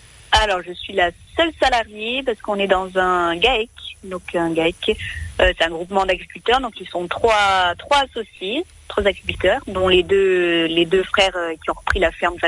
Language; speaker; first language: French; native; French